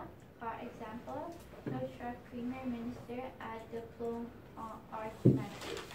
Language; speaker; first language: French; non-native, learner; English